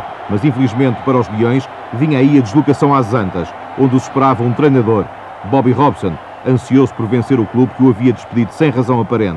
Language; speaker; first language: Portuguese; native; Portuguese